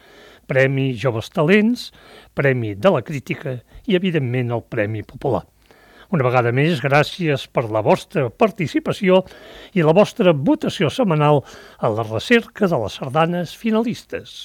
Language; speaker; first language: Catalan; native; Catalan